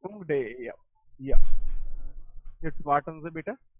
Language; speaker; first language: German; non-native, learner; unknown